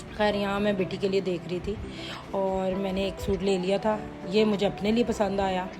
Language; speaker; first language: Urdu; native; Urdu